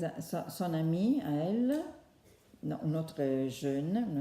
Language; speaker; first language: French; non-native, fluent; Italian